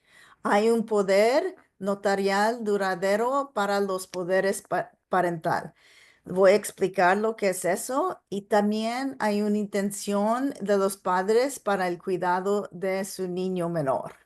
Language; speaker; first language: Spanish; non-native, local second language; English